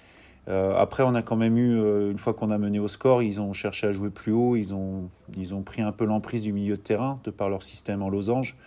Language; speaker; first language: French; native; French